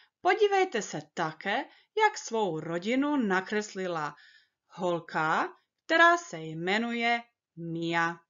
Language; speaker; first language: Czech; early bilingual, heritage; Czech